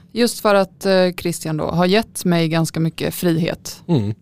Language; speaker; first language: Norwegian; non-native, learner; Swedish